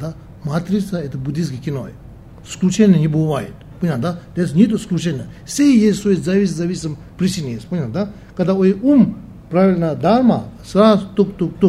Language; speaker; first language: Russian; non-native, learner; Tibetan